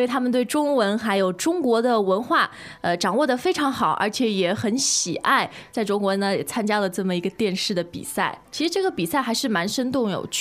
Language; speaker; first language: Chinese; native; Chinese